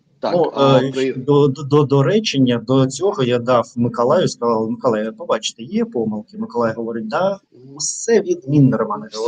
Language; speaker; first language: Ukrainian; non-native, learner; Russian